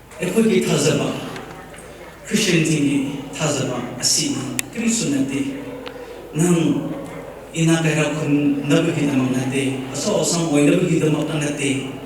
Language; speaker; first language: Manipuri; non-native, local second language; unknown